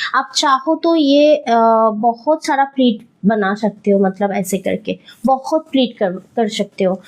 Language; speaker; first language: Hindi; non-native, local second language; Bangla